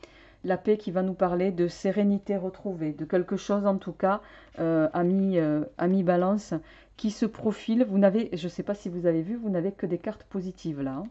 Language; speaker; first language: French; native; French